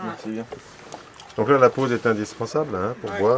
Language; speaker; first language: French; native; French